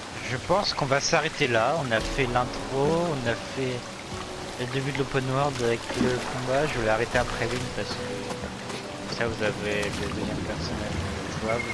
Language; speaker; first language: French; native; French